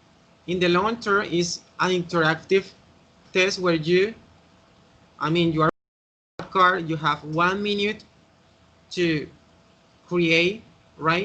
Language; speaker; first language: English; non-native, learner; Spanish